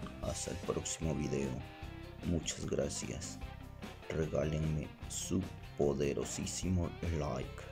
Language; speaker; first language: Spanish; native; Spanish